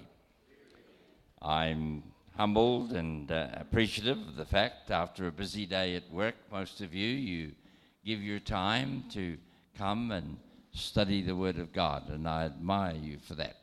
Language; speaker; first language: English; native; English